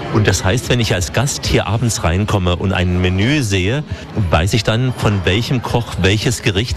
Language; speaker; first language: German; native; German